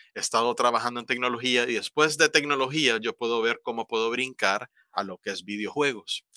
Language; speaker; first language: Spanish; native; Spanish